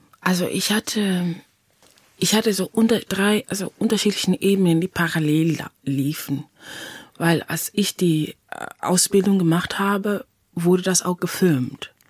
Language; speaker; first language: German; non-native, fluent; English